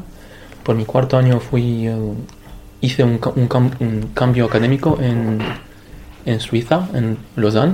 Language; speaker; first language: Spanish; non-native, fluent; Romanian